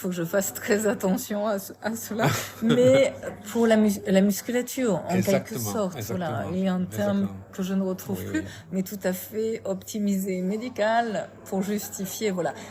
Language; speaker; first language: French; native; French